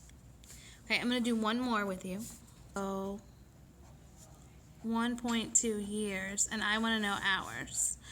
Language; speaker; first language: English; native; English